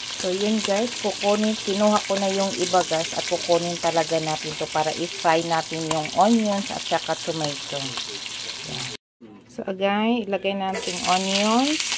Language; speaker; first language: Filipino; non-native, local second language; Cebuano